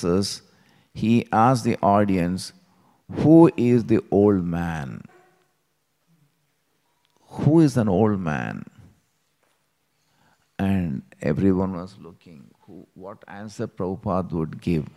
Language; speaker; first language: English; non-native, local second language; Telugu